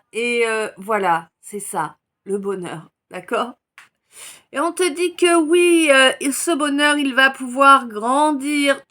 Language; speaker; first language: French; native; French